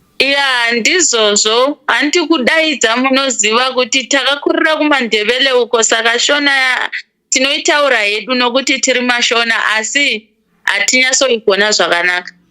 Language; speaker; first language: Shona; non-native, local second language; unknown